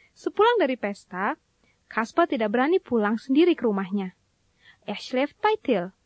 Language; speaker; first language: Indonesian; native; Indonesian